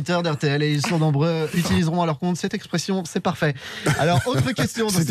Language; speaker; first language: French; native; French